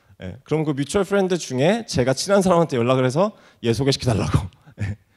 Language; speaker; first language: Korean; native; Korean